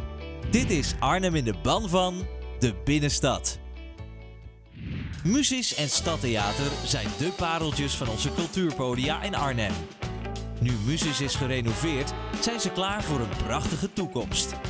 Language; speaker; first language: Dutch; native; Dutch